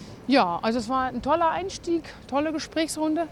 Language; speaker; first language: German; native; German